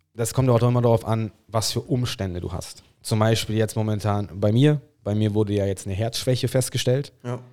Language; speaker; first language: German; non-native, fluent; English